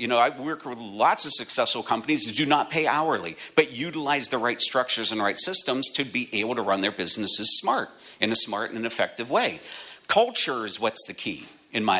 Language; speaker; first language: English; native; English